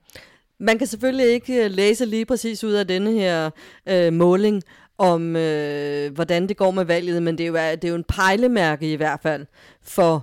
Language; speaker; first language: Danish; native; Danish